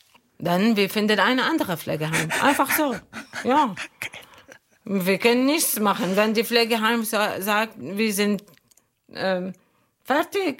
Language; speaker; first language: German; non-native, learner; Arabic